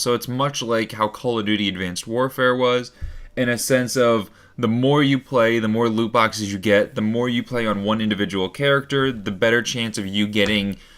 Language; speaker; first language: English; native; English